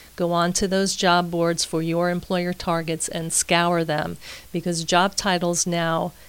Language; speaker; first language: English; native; English